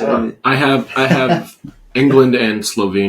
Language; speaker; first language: English; native; English